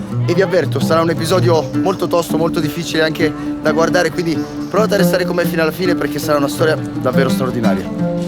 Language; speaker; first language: Italian; native; Italian